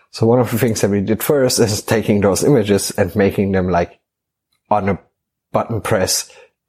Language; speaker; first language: English; non-native, fluent; German